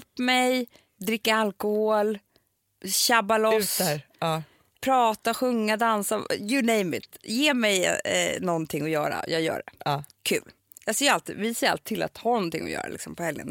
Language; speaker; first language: Swedish; native; Swedish